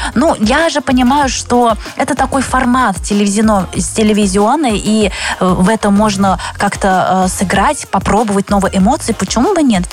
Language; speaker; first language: Russian; early bilingual, other home language; Chinese